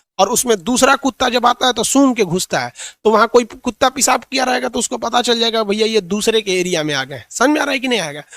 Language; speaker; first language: Hindi; native; Hindi